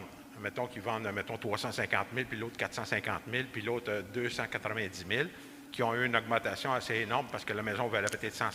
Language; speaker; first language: French; native; French